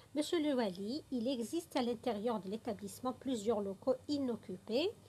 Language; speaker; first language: French; non-native, local second language; Arabic